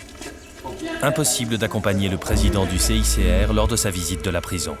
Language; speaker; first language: French; native; French